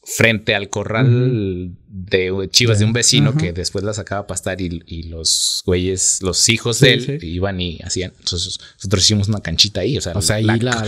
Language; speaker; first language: Spanish; native; Spanish